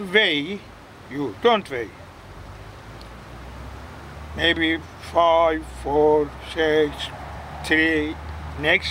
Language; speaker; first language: English; non-native, learner; Persian